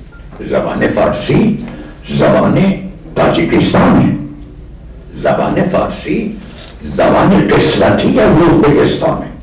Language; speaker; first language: Persian; non-native, fluent; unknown